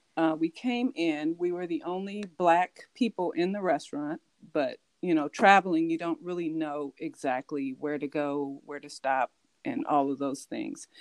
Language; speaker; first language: English; native; English